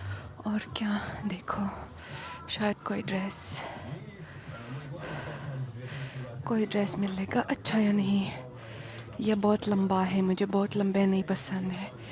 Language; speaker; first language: Hindi; non-native, fluent; Russian